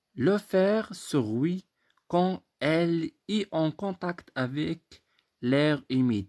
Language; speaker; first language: French; non-native, local second language; Arabic